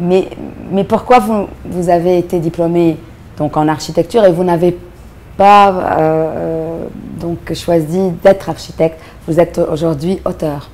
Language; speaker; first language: French; non-native, local second language; Arabic